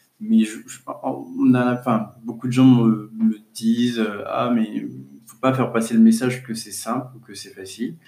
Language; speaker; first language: French; native; French